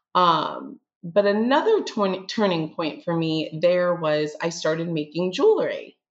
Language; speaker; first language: English; native; English